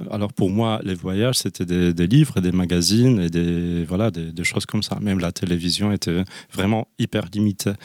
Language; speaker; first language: French; non-native, fluent; Polish